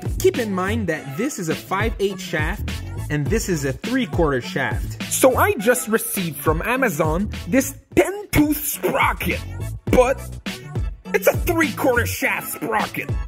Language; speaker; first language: English; non-native, fluent; French